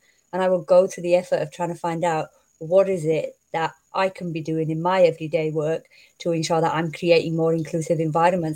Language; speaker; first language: English; native; English